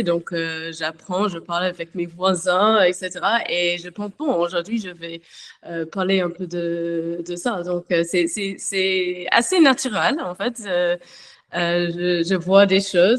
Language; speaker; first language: French; non-native, learner; English